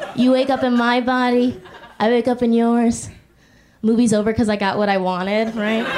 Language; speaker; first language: English; native; English